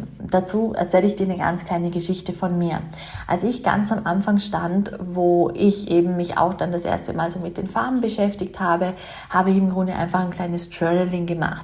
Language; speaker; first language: German; native; German